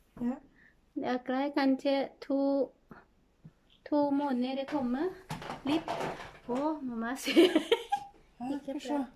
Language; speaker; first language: Norwegian; non-native, learner; Thai